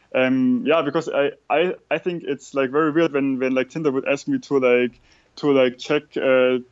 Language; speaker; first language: English; non-native, fluent; German